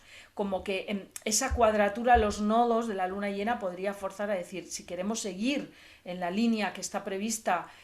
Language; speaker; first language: Spanish; native; Spanish